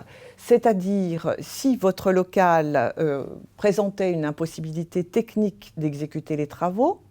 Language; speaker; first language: French; native; French